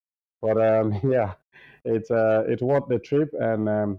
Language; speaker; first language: English; non-native, local second language; Krio